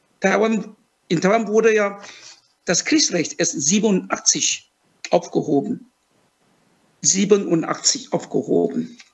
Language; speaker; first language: German; non-native, fluent; Chinese